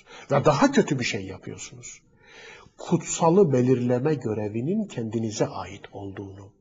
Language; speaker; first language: Turkish; native; Turkish